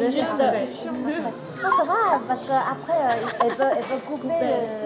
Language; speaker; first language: French; non-native, learner; Chinese